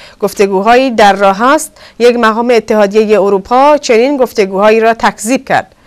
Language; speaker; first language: Persian; non-native, local second language; Kurdish